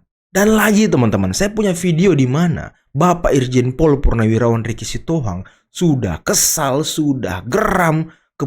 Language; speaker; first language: Indonesian; native; Indonesian